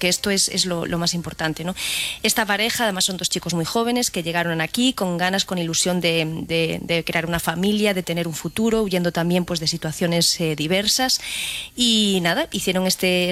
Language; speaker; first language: Spanish; native; Spanish